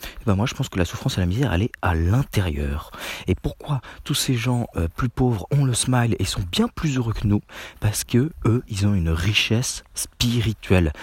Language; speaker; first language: French; native; French